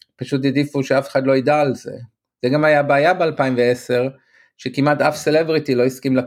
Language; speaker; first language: Hebrew; native; Hebrew